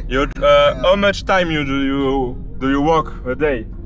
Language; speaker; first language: English; non-native, learner; French